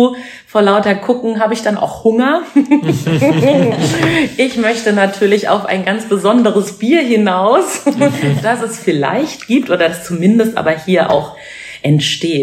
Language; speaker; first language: German; native; German